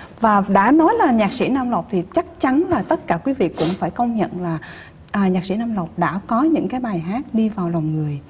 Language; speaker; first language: Vietnamese; early bilingual, heritage; Vietnamese